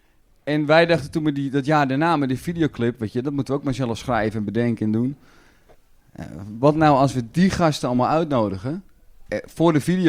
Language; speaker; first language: Dutch; native; Dutch